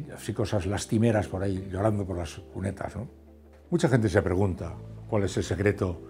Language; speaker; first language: Spanish; native; Spanish